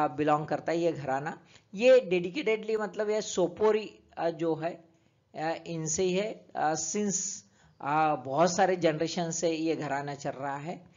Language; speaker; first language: Hindi; native; Hindi